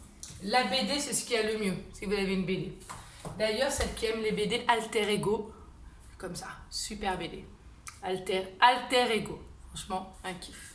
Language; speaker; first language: French; native; French